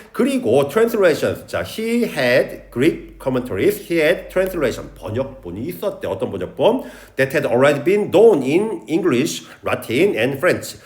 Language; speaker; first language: English; non-native, fluent; Korean